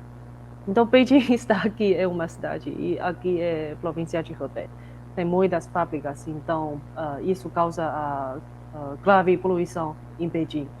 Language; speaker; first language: Portuguese; non-native, fluent; Chinese